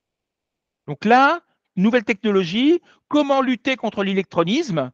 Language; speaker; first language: French; native; French